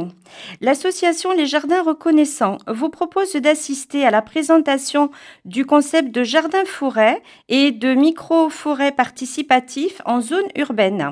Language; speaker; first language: French; native; French